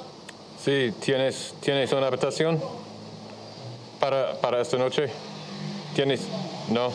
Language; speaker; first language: Spanish; non-native, learner; English